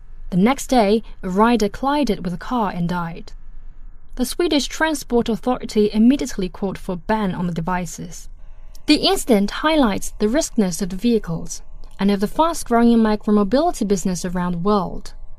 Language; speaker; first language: English; non-native, fluent; Chinese